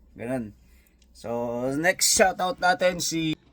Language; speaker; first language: Filipino; non-native, local second language; Cebuano